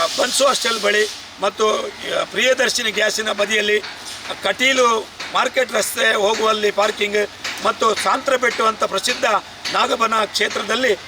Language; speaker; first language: Kannada; native; Kannada